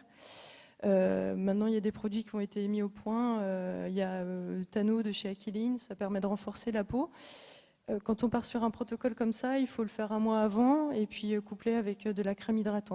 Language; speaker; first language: French; native; French